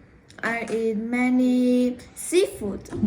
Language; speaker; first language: English; non-native, learner; Chinese